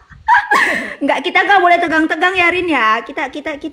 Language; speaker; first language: Indonesian; native; Indonesian